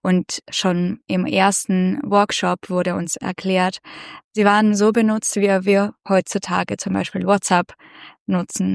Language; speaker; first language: German; non-native, fluent; Russian